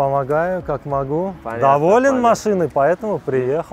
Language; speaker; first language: Russian; non-native, local second language; Uzbek